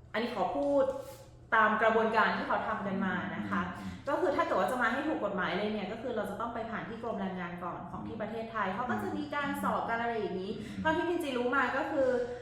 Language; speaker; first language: Thai; native; Thai